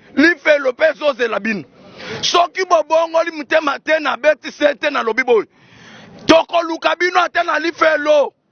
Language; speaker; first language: Lingala; non-native, local second language; Luba-Lulua